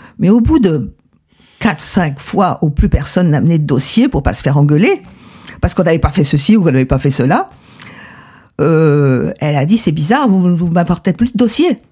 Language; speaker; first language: French; non-native, fluent; Spanish